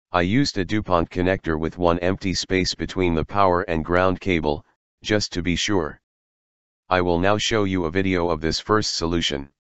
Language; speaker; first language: English; non-native, fluent; German